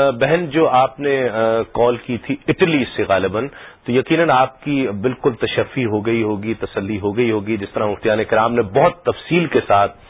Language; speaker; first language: Urdu; native; Urdu